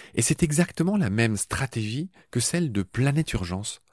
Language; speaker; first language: French; native; French